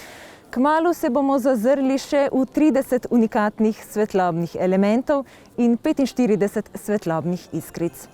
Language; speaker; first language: Slovenian; native; Slovenian